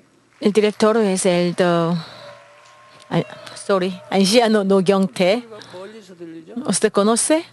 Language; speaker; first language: Spanish; non-native, learner; Korean